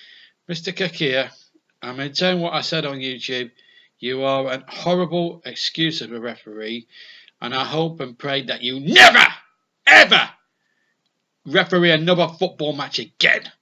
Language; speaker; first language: English; native; English